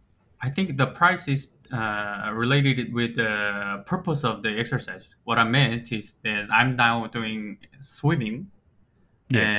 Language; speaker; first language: English; non-native, fluent; Korean